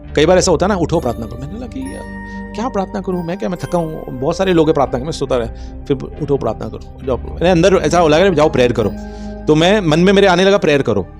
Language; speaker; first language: Hindi; native; Hindi